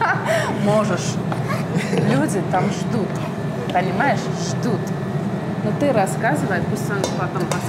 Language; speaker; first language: Russian; non-native, fluent; Armenian